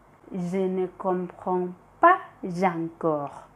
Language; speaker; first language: French; non-native, fluent; Indonesian